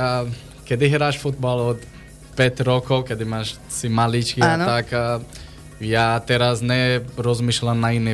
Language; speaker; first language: Slovak; non-native, learner; Portuguese